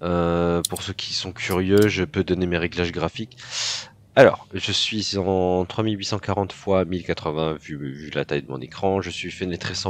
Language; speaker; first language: French; native; French